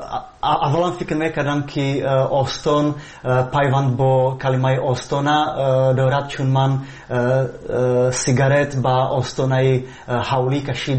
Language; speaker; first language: Persian; non-native, fluent; Czech